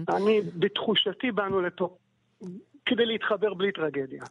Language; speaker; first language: Hebrew; native; Hebrew